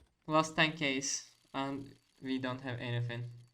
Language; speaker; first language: English; non-native, learner; Turkish